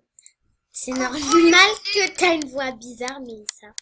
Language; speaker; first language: French; native; French